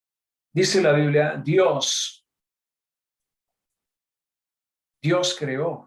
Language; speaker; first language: Spanish; native; Spanish